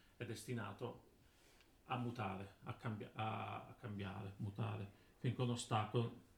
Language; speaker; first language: Italian; native; Italian